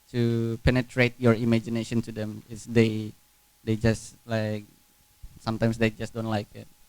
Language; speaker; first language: English; non-native, fluent; Indonesian